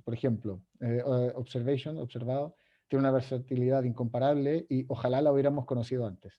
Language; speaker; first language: Spanish; native; Spanish